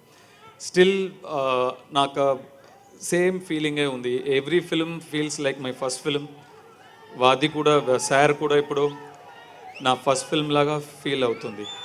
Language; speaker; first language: Telugu; non-native, learner; Tamil